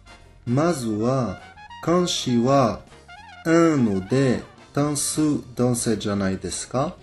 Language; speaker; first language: Japanese; non-native, fluent; French